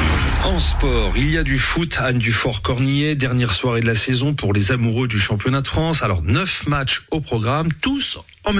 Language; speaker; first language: French; native; French